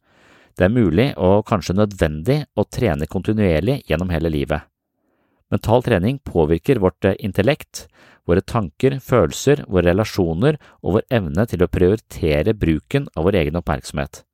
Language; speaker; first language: Norwegian; native; Norwegian